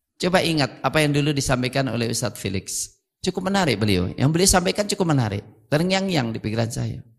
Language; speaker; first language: Indonesian; native; Indonesian